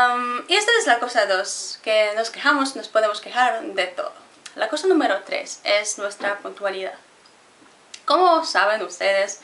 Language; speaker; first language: Spanish; non-native, fluent; Polish